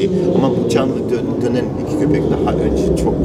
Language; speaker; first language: Turkish; non-native, learner; Russian